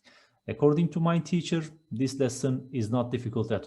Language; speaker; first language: English; non-native, fluent; Turkish